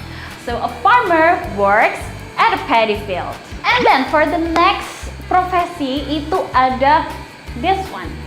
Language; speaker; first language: English; non-native, fluent; Indonesian